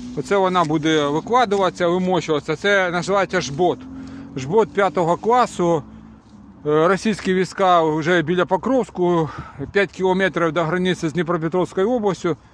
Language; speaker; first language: Ukrainian; non-native, local second language; Russian